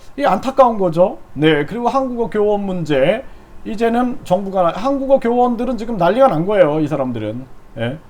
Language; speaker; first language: Korean; native; Korean